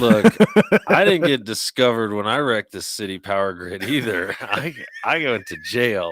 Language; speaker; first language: English; native; English